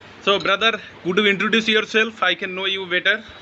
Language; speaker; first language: English; non-native, learner; Bangla